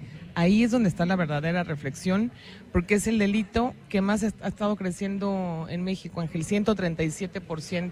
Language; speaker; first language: Spanish; native; Spanish